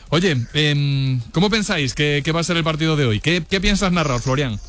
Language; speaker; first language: Spanish; native; Spanish